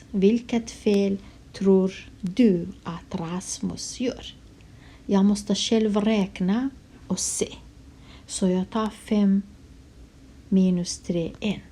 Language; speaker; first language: Swedish; non-native, fluent; Kurdish